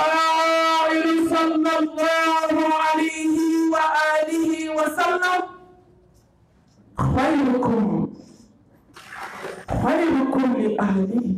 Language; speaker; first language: Arabic; non-native, fluent; Dyula